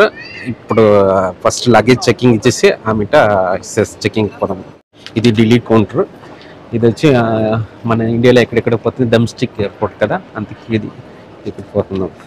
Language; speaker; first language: Telugu; native; Telugu